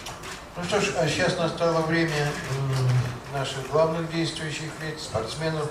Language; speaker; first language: Russian; native; Russian